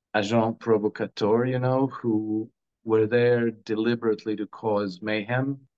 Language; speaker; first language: English; non-native, fluent; Croatian